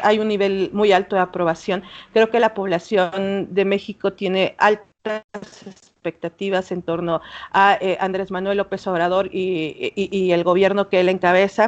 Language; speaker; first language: Spanish; native; Spanish